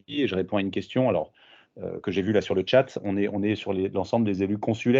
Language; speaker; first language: French; native; French